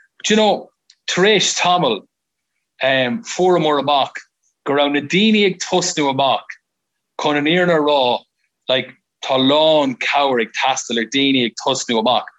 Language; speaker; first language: Irish; non-native, local second language; English